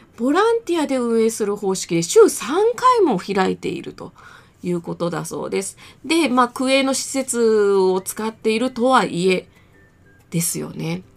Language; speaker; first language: Japanese; native; Japanese